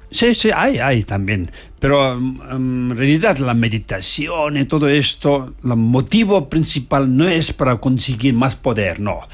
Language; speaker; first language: Spanish; non-native, learner; Tibetan